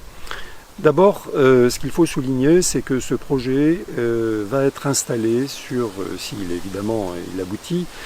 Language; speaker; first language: French; native; French